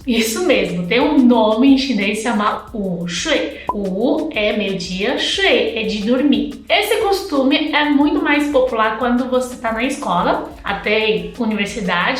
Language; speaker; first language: Portuguese; non-native, fluent; Chinese